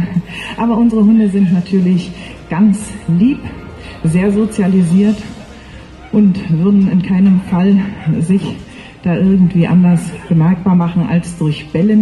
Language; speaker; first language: German; native; German